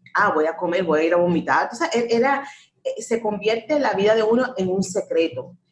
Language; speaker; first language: Spanish; early bilingual, heritage; Spanish